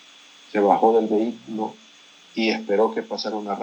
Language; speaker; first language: Spanish; native; Spanish